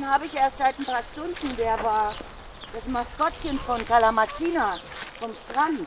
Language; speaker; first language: German; native; German